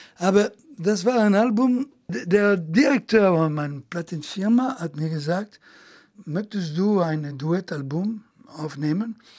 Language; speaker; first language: German; non-native, fluent; Italian